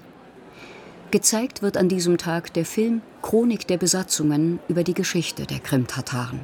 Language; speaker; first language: German; native; German